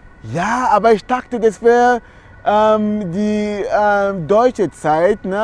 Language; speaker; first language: German; non-native, fluent; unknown